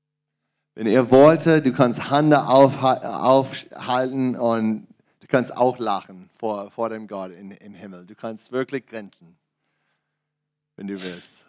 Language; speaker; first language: German; non-native, learner; English